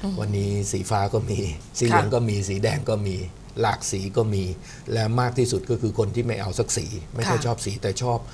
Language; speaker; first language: Thai; native; Thai